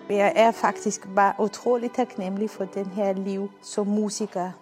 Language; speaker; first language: Danish; non-native, fluent; Armenian